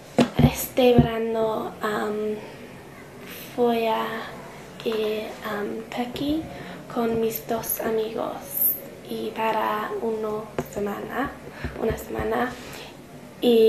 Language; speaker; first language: Spanish; non-native, learner; English